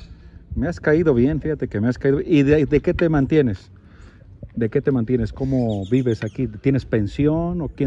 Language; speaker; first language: Spanish; native; Spanish